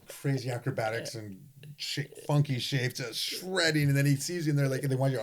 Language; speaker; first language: English; native; English